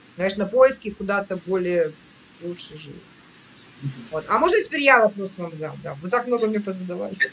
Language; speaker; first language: Russian; native; Russian